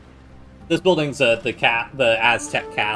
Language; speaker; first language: English; native; English